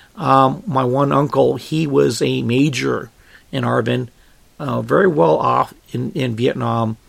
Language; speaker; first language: English; native; English